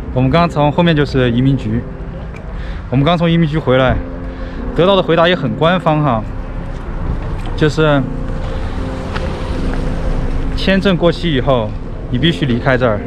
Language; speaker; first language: Chinese; native; Chinese